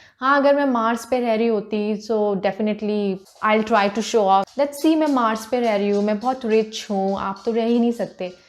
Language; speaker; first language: Hindi; native; Hindi